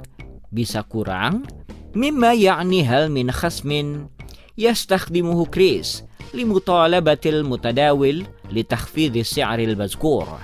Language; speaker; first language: Arabic; non-native, fluent; Indonesian